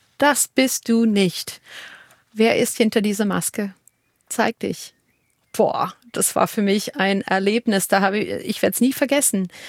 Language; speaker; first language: German; non-native, fluent; English